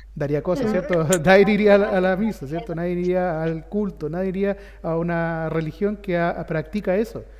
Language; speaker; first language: Spanish; native; Spanish